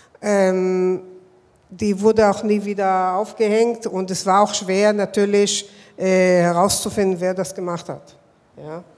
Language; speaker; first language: German; non-native, fluent; Hebrew